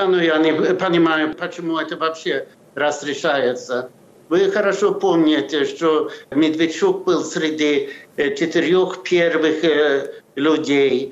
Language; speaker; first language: Russian; non-native, fluent; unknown